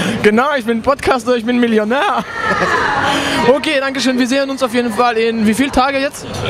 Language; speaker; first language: German; non-native, fluent; French